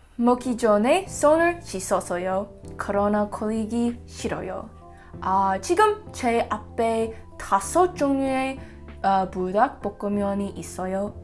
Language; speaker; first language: Korean; non-native, learner; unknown